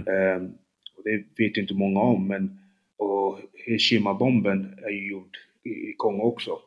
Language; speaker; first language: Swedish; early bilingual, other home language; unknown